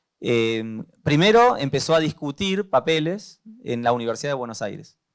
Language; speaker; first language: Spanish; native; Spanish